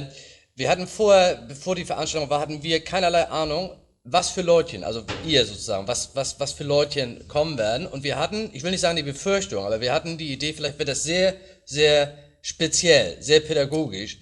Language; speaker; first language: German; native; German